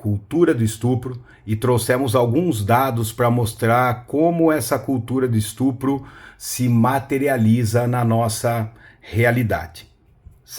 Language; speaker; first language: Portuguese; native; Portuguese